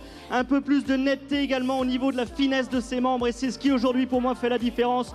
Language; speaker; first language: French; native; French